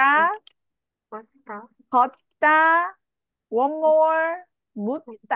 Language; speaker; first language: Korean; native; Korean